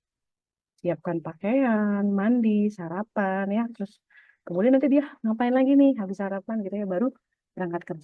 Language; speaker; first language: Indonesian; native; Indonesian